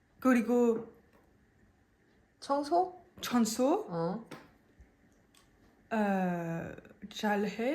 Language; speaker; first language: Korean; non-native, learner; French